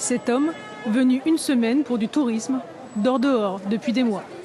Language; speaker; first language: French; native; French